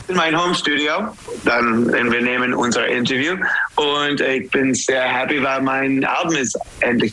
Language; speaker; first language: German; non-native, learner; English